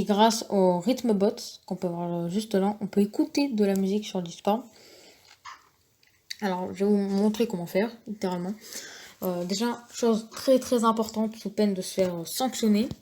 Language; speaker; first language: French; native; French